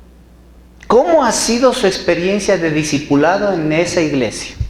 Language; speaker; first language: Spanish; native; Spanish